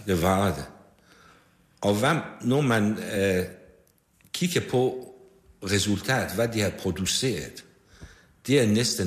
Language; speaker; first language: Danish; non-native, fluent; Persian